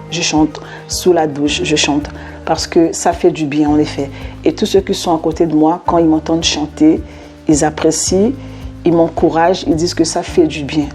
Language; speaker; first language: French; non-native, local second language; Lingala